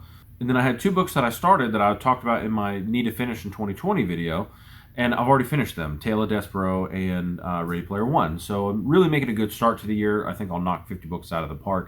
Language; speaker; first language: English; native; English